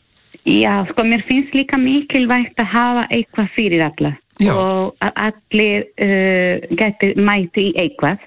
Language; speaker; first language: Icelandic; non-native, learner; Spanish